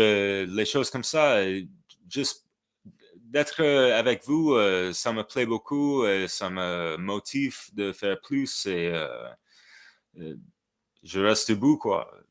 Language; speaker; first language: French; non-native, fluent; English